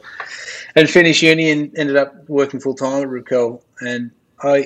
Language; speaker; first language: English; native; English